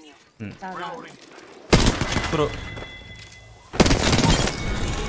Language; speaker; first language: Japanese; non-native, learner; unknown